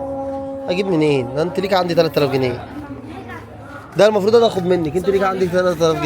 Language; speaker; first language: Arabic; native; Arabic